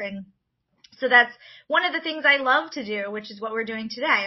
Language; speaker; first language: English; native; English